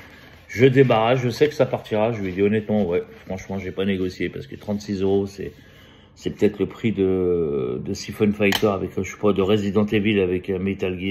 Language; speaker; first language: French; native; French